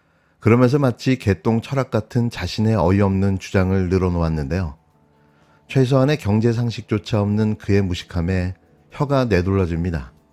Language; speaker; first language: Korean; native; Korean